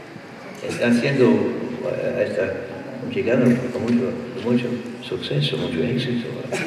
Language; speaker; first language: Spanish; non-native, fluent; English